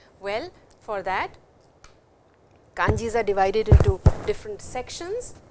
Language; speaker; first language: English; non-native, local second language; Hindi